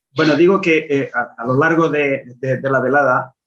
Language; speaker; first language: Spanish; non-native, local second language; Catalan